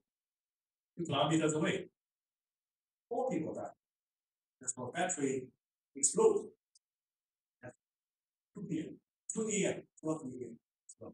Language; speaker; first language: English; non-native, fluent; Chinese